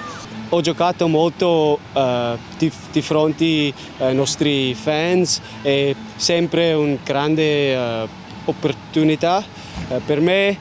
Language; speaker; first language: Italian; non-native, learner; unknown